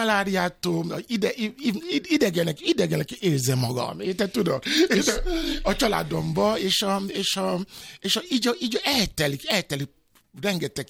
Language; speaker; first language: Hungarian; non-native, fluent; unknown